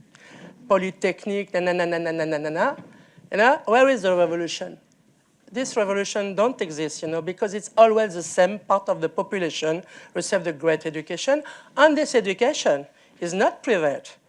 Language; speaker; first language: English; non-native, learner; French